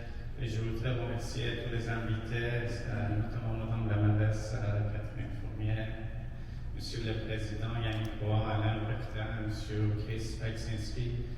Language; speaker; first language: French; non-native, fluent; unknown